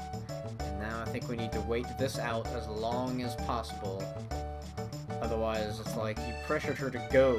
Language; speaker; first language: English; native; English